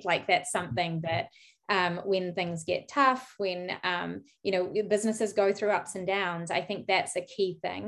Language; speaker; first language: English; native; English